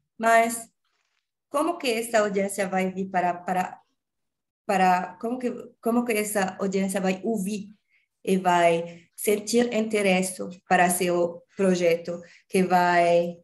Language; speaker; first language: Portuguese; non-native, learner; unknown